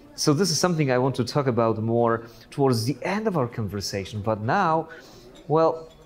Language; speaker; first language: English; non-native, fluent; Polish